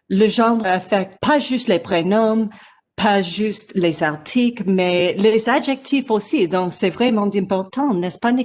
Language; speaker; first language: French; non-native, learner; English